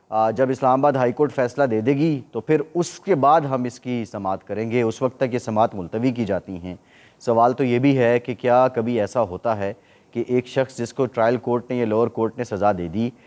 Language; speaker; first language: Urdu; native; Urdu